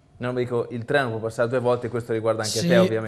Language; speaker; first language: Italian; native; Italian